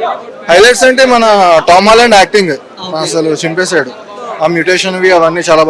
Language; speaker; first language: Telugu; native; Telugu